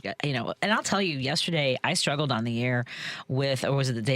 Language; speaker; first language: English; native; English